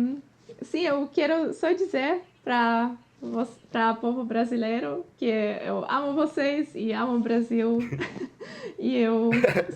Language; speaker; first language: Portuguese; non-native, fluent; Polish